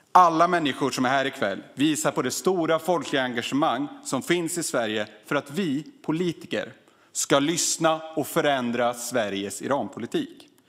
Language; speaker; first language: Swedish; native; Swedish